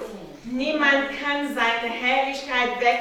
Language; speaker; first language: German; non-native, learner; French